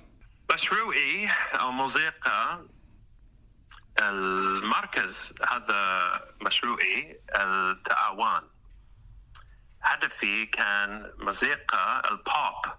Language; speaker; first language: Arabic; non-native, learner; English